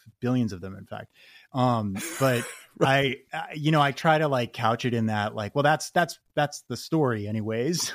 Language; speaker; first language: English; native; English